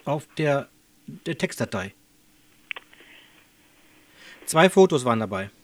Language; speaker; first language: German; native; German